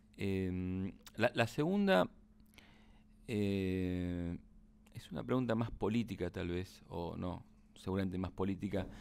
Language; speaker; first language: Spanish; native; Spanish